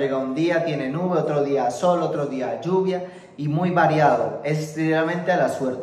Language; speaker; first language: Spanish; native; Spanish